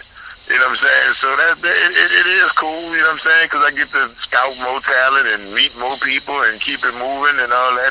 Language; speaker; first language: English; native; English